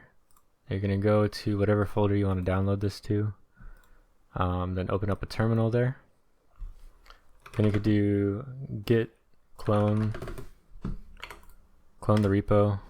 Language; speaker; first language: English; native; English